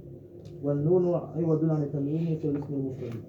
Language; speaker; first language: Arabic; non-native, learner; Indonesian